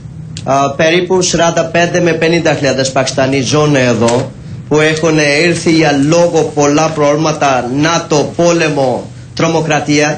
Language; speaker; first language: Greek; non-native, learner; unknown